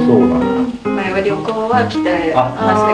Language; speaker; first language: Japanese; non-native, fluent; English